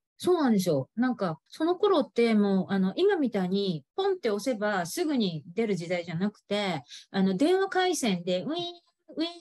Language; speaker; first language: Japanese; native; Japanese